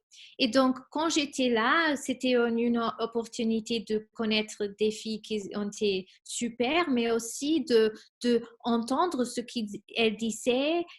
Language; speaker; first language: French; non-native, fluent; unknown